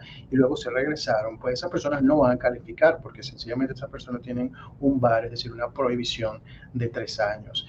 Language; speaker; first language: Spanish; native; Spanish